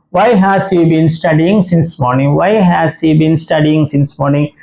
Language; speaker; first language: English; non-native, local second language; Malayalam